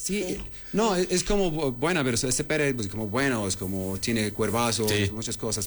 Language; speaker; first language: Spanish; non-native, learner; Arabic